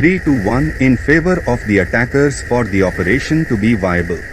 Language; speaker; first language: English; non-native, fluent; Portuguese